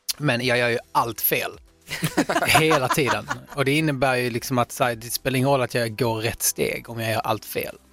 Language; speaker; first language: Swedish; native; Swedish